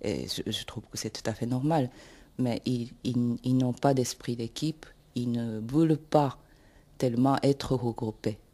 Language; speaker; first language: French; non-native, fluent; Japanese